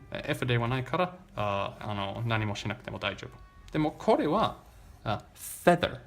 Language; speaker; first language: Japanese; non-native, learner; English